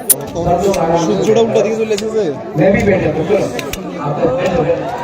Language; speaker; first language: Hindi; non-native, local second language; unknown